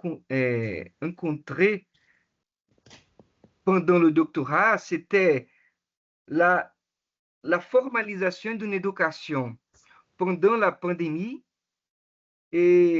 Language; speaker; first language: French; non-native, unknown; Portuguese